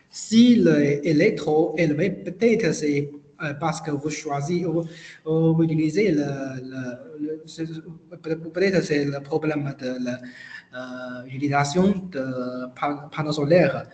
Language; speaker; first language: French; non-native, learner; Chinese